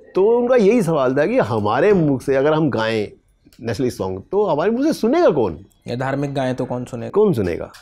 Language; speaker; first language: Hindi; native; Hindi